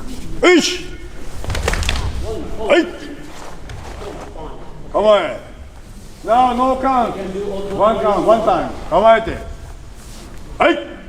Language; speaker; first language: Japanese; native; Japanese